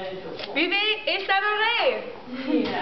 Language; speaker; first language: French; non-native, learner; English